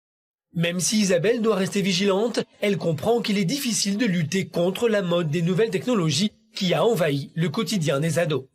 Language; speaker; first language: French; native; French